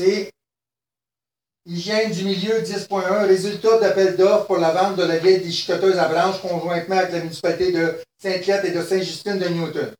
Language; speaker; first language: French; native; French